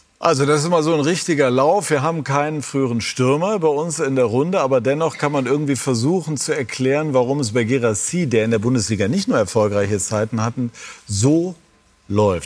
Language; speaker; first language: German; native; German